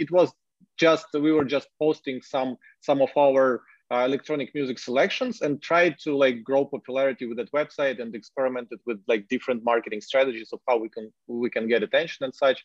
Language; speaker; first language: English; non-native, fluent; Ukrainian